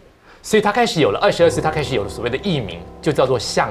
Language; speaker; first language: Chinese; native; Chinese